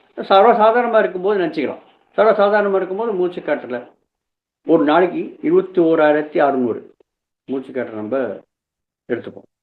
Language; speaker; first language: Tamil; non-native, local second language; Telugu